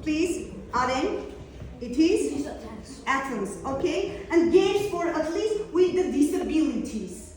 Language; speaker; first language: English; non-native, fluent; Armenian